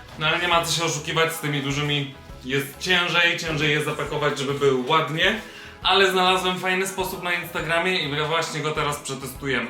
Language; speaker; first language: Polish; native; Polish